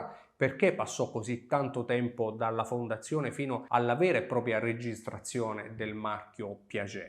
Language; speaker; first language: Italian; native; Italian